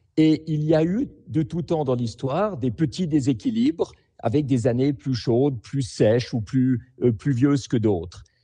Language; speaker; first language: French; native; French